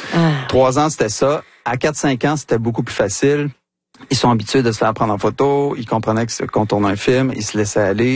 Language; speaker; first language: French; native; French